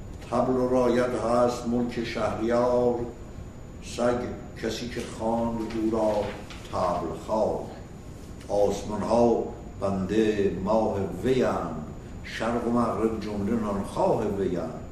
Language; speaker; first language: Persian; native; Persian